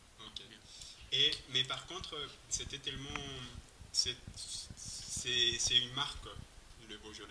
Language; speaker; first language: French; non-native, fluent; Spanish